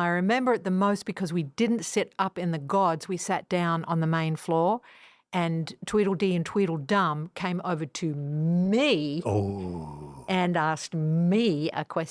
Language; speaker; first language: English; non-native, fluent; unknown